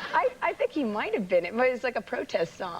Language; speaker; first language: English; native; English